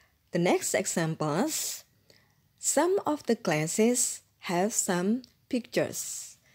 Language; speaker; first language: English; non-native, fluent; Indonesian